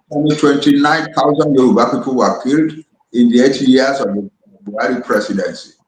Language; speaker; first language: English; non-native, local second language; Yoruba